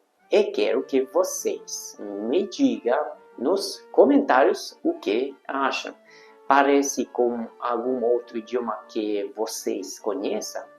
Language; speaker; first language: Portuguese; non-native, fluent; Hungarian